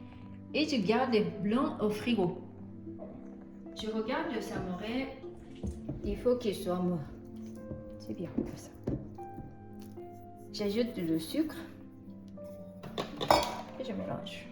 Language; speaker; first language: French; non-native, fluent; Japanese